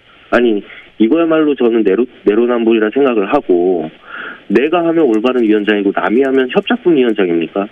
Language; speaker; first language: Korean; native; Korean